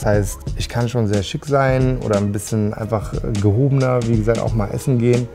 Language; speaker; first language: German; early bilingual, other home language; Turkish